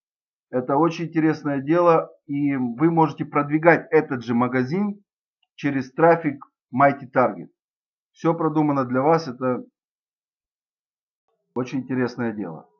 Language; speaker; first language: Russian; native; Russian